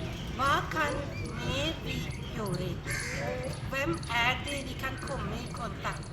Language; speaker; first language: Norwegian; non-native, fluent; Urdu